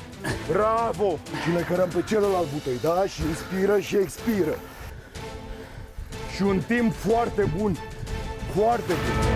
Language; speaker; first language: Romanian; native; Romanian